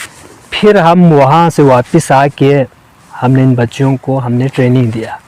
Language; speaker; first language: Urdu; non-native, local second language; Balti